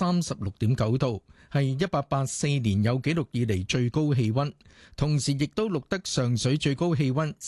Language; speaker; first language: Cantonese; native; Cantonese